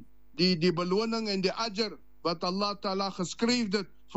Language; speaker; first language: Dutch; non-native, learner; Afrikaans